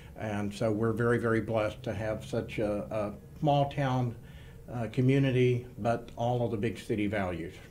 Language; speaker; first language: English; native; English